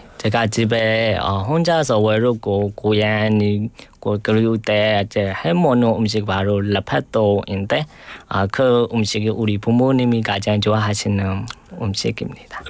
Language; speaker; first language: Korean; non-native, learner; Burmese